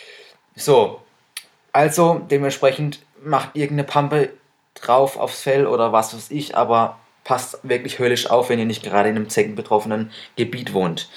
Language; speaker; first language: German; native; German